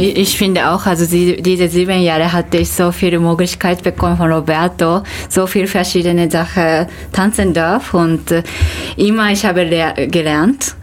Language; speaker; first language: German; non-native, fluent; Japanese